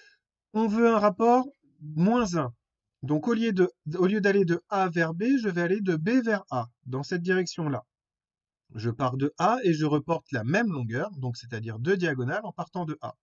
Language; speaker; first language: French; native; French